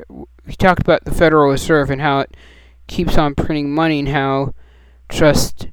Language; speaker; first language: English; native; English